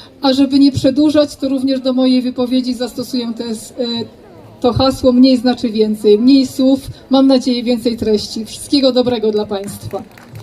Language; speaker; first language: Polish; native; Polish